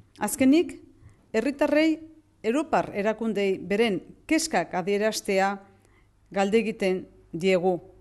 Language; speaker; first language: Basque; native; Basque